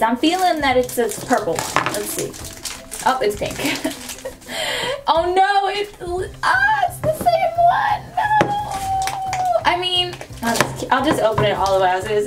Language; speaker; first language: English; native; English